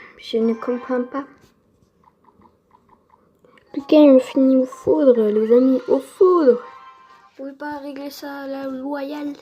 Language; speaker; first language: French; native; French